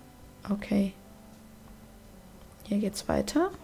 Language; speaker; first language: German; native; German